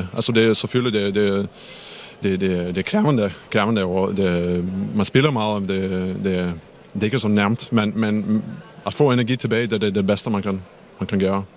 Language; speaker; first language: Danish; non-native, fluent; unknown